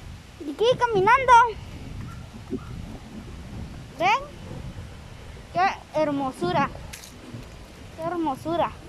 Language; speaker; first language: Spanish; native; Spanish